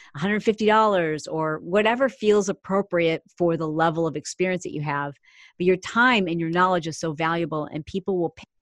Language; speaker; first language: English; native; English